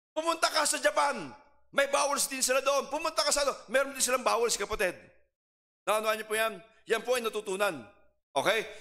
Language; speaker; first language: Filipino; non-native, local second language; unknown